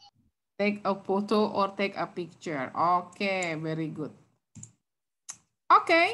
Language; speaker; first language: English; non-native, fluent; Indonesian